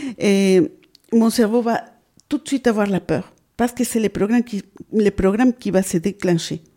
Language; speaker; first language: French; non-native, fluent; Spanish